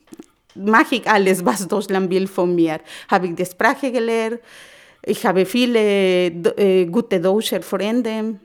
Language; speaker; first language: German; non-native, learner; Spanish